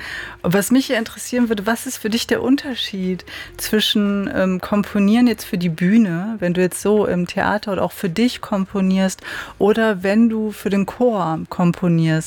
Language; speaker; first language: German; native; German